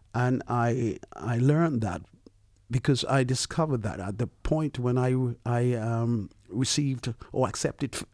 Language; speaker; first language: English; early bilingual, other home language; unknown